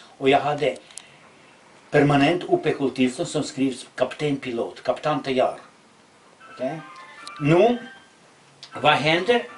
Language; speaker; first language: Swedish; non-native, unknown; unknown